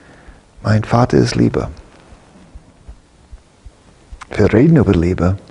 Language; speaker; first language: German; non-native, fluent; English